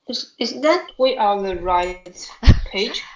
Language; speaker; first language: English; non-native, learner; Chinese